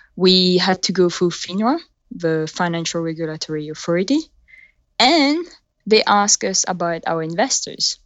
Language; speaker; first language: English; non-native, fluent; French